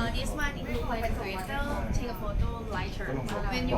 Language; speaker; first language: English; non-native, fluent; Filipino